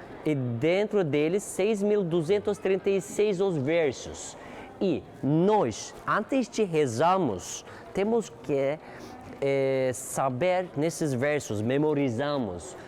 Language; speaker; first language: Portuguese; non-native, learner; Turkish